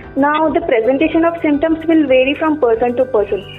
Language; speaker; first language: English; non-native, local second language; Kannada